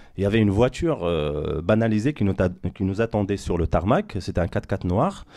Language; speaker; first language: French; non-native, local second language; Arabic